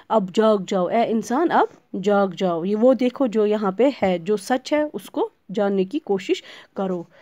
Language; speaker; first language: Urdu; non-native, local second language; Kashmiri